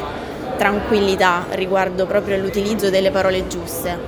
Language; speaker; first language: Italian; native; Italian